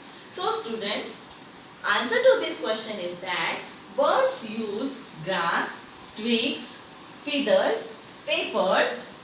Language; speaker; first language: English; non-native, local second language; Marathi